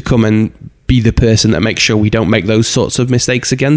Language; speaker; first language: English; native; English